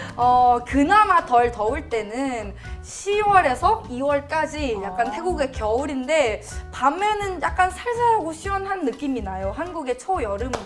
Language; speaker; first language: Korean; non-native, fluent; Thai